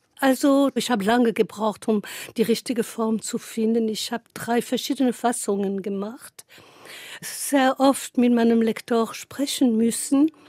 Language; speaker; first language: German; non-native, fluent; French